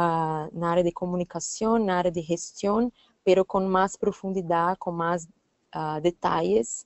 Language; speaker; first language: Spanish; non-native, learner; Portuguese